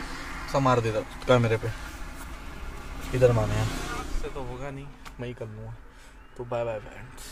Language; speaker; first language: Hindi; native; Hindi